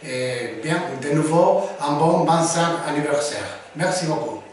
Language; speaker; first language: French; non-native, learner; Spanish